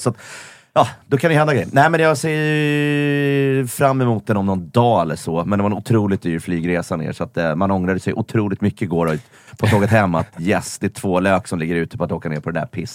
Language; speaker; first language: Swedish; native; Swedish